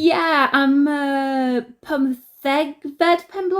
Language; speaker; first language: Welsh; non-native, learner; English